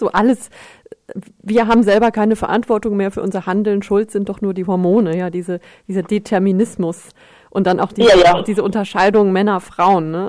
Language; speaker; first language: German; native; German